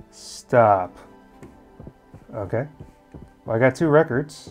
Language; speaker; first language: English; native; English